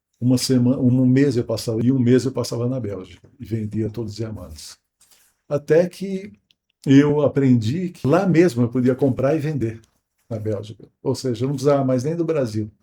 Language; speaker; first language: Portuguese; native; Portuguese